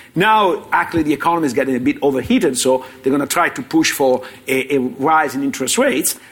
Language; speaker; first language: English; non-native, fluent; Italian